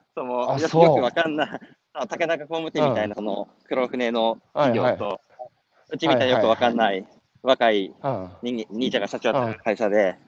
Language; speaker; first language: Japanese; native; Japanese